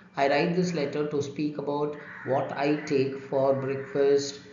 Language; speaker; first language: English; non-native, local second language; Tamil